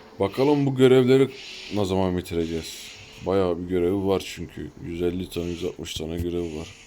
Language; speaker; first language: Turkish; early bilingual, heritage; Turkish